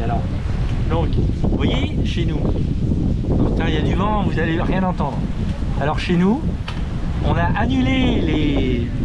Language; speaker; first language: French; native; French